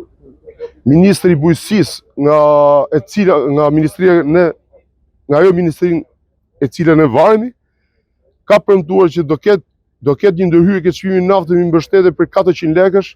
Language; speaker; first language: Albanian; native; Albanian